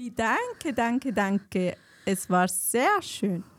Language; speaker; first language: German; non-native, learner; Kurdish